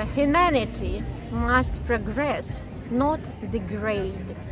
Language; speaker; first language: English; non-native, fluent; Russian